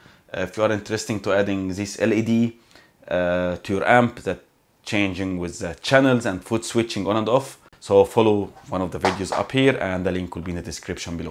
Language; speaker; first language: English; non-native, fluent; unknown